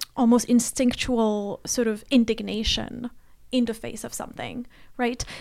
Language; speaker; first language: English; non-native, fluent; Arabic